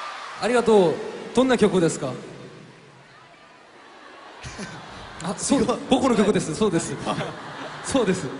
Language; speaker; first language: Japanese; non-native, fluent; Korean